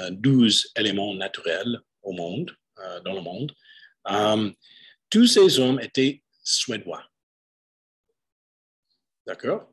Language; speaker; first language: French; non-native, fluent; English